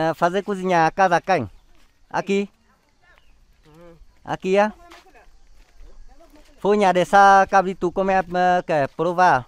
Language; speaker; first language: Portuguese; non-native, learner; Vietnamese